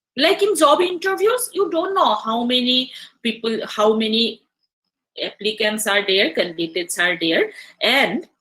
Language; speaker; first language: English; non-native, local second language; Assamese